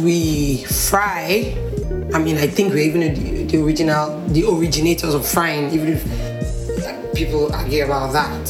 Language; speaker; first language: English; non-native, local second language; Igbo